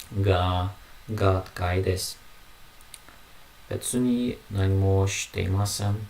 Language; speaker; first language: Japanese; non-native, learner; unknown